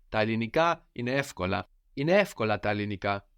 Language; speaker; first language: Greek; early bilingual, heritage; Greek